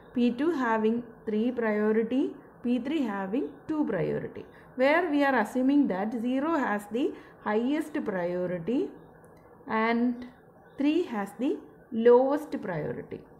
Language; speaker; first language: English; non-native, local second language; Malayalam